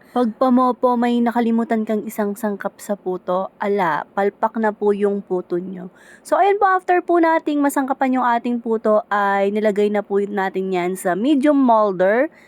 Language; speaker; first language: Filipino; native; Filipino